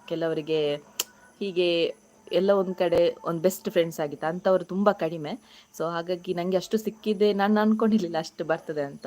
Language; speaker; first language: Kannada; non-native, local second language; Tulu